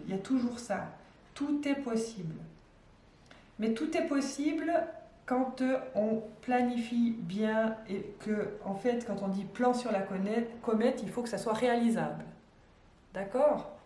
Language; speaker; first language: French; native; French